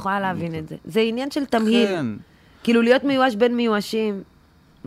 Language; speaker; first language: Hebrew; native; Hebrew